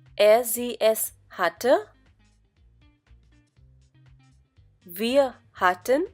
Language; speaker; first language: German; non-native, fluent; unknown